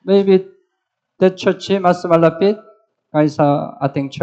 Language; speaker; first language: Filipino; non-native, learner; Korean